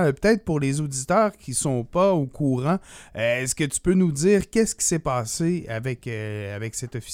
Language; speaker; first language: French; native; French